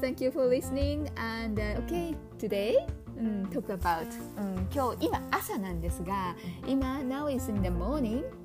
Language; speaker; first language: English; non-native, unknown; Japanese